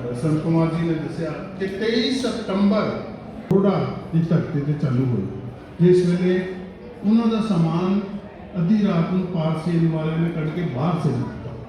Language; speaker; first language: Hindi; non-native, local second language; Punjabi